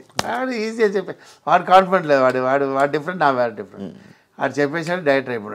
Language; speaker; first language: Telugu; non-native, local second language; Tamil